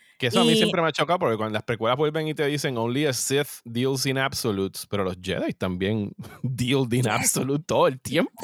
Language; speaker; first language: Spanish; native; Spanish